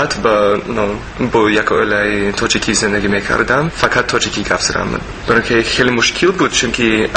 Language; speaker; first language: Persian; non-native, learner; English